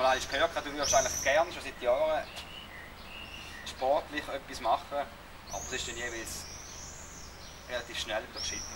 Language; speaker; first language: German; native; German